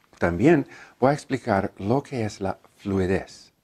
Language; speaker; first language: Spanish; non-native, learner; English